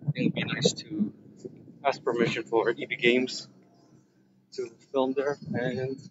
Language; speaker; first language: English; native; English